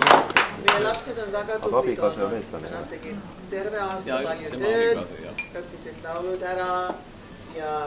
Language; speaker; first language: Estonian; early bilingual, heritage; Estonian